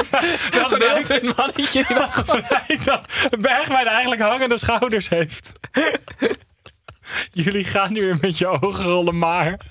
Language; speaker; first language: Dutch; native; Dutch